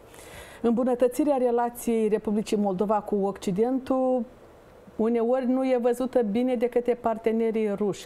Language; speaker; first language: Romanian; native; Romanian